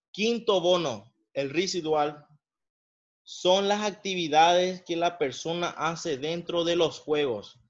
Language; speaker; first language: Spanish; native; Spanish